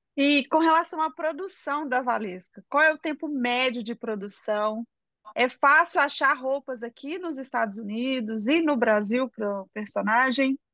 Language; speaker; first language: Portuguese; native; Portuguese